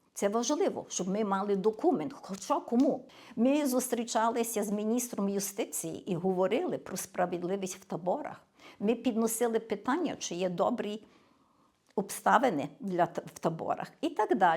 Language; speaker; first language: Ukrainian; early bilingual, heritage; Ukrainian